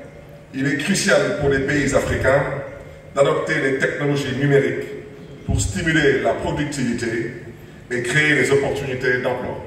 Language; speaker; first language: French; non-native, local second language; Wolof